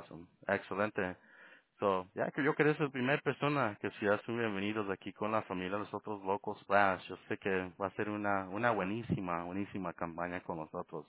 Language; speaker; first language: Spanish; early bilingual, heritage; Spanish